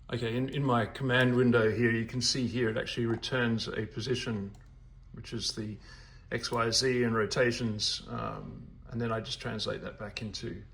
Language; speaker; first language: English; native; English